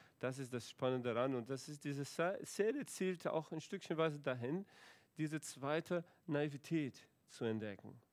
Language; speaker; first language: German; non-native, fluent; Portuguese